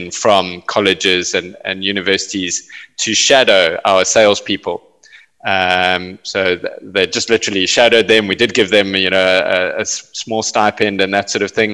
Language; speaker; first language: English; native; English